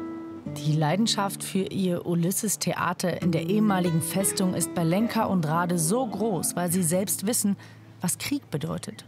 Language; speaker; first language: German; native; German